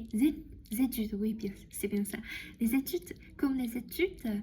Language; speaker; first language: French; non-native, learner; Chinese